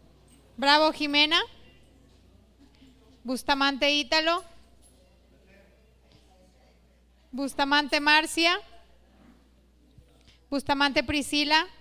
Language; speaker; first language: Spanish; native; Spanish